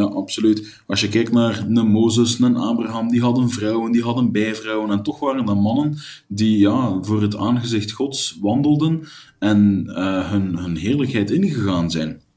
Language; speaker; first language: Dutch; native; Dutch